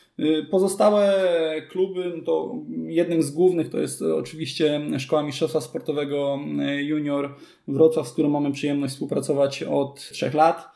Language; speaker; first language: Polish; native; Polish